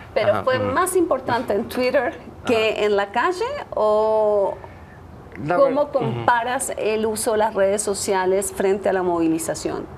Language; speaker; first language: Spanish; native; Spanish